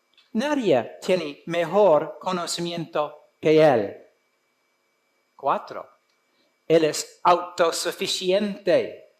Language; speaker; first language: Spanish; non-native, fluent; English